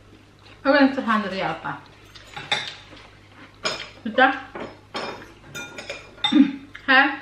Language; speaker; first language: Swedish; non-native, learner; Indonesian